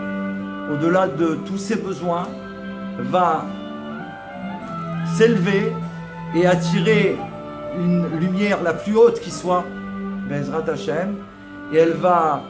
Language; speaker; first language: French; native; French